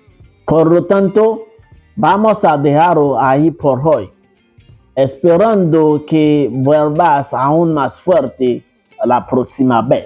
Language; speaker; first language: Spanish; non-native, fluent; Haitian Creole